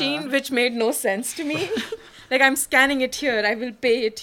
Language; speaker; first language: English; non-native, local second language; Malayalam